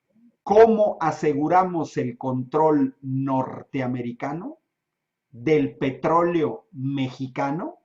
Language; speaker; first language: Spanish; native; Spanish